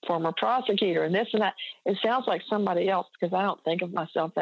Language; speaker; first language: English; native; English